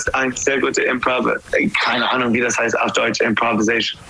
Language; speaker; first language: German; non-native, learner; English